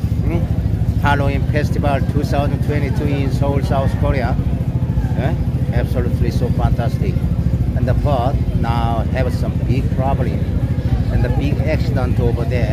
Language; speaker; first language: English; non-native, learner; Korean